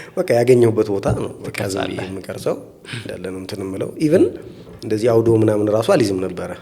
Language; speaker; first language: Amharic; native; Amharic